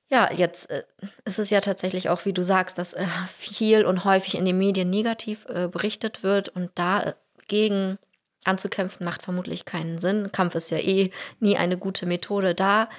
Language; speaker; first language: German; early bilingual, other home language; Russian